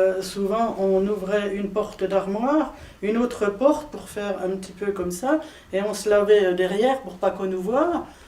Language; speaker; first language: French; native; French